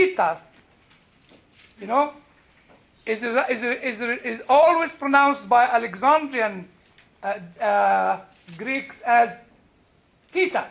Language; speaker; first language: English; non-native, fluent; Arabic